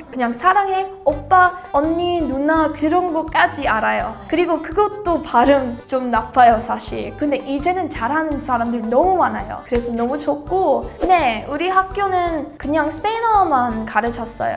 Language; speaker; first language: Korean; non-native, learner; English